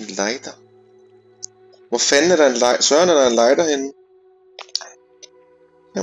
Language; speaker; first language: Danish; native; Danish